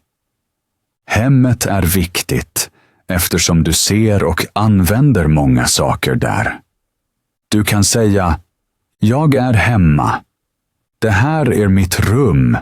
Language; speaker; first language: Swedish; native; Swedish